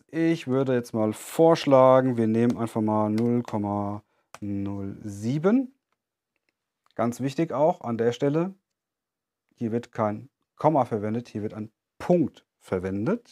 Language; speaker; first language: German; native; German